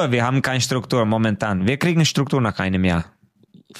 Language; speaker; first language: German; non-native, fluent; Hungarian